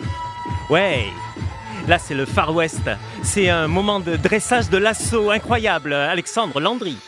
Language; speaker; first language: French; native; French